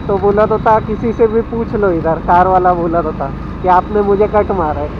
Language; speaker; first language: Hindi; non-native, local second language; Marathi